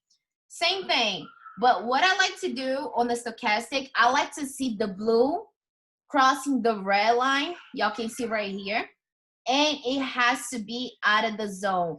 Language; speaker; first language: English; non-native, fluent; Portuguese